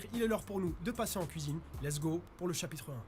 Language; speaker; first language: French; native; French